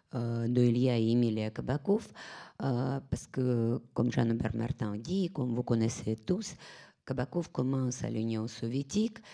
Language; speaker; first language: French; non-native, fluent; Russian